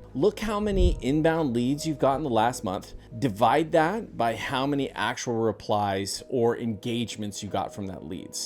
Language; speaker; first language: English; native; English